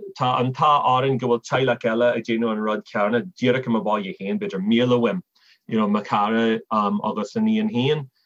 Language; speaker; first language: Irish; non-native, fluent; English